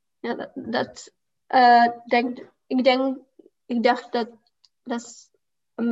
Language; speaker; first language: Dutch; non-native, learner; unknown